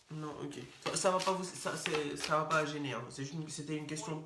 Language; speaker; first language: French; native; French